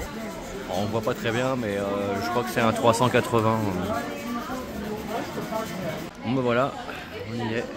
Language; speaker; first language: French; native; French